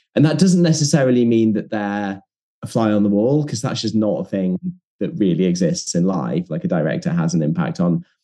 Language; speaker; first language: English; native; English